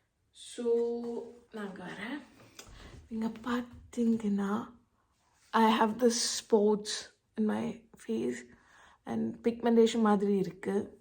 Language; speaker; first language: Tamil; non-native, local second language; Malayalam